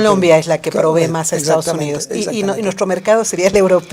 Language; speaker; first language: Spanish; native; Spanish